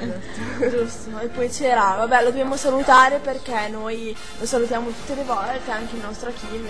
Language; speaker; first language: Italian; native; Italian